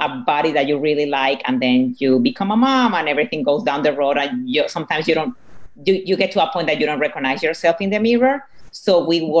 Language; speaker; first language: English; non-native, fluent; Spanish